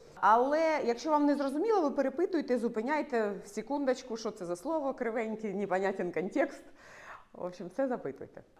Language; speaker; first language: Ukrainian; non-native, local second language; Russian